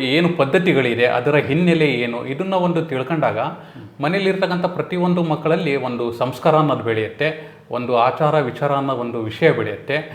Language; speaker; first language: Kannada; native; Kannada